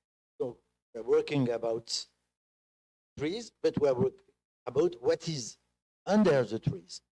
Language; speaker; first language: English; non-native, fluent; French